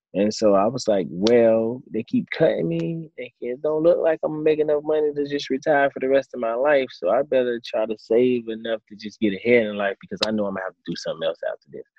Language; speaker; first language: English; native; English